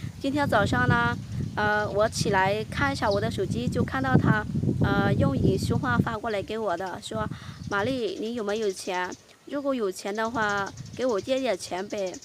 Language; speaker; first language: Chinese; non-native, fluent; Lao